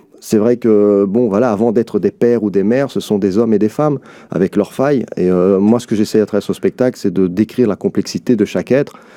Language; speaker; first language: French; early bilingual, other home language; Arabic